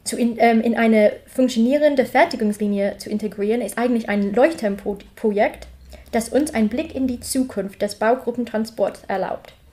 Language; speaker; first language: German; non-native, fluent; English